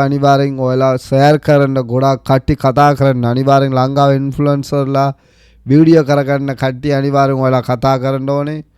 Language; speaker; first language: Sinhala; early bilingual, heritage; Sinhala